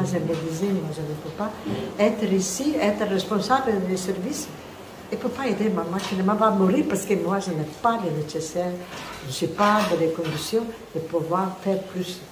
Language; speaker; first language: French; non-native, fluent; Italian